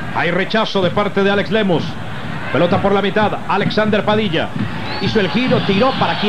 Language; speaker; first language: Spanish; native; Spanish